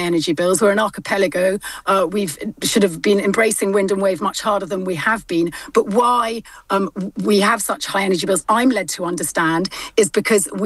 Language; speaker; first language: English; native; English